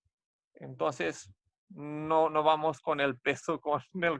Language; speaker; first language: Spanish; non-native, fluent; Romanian